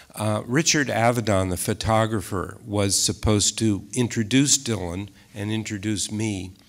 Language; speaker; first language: English; native; English